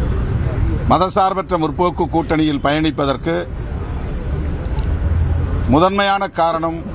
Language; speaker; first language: Tamil; native; Tamil